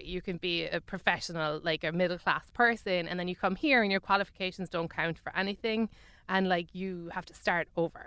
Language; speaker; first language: English; native; English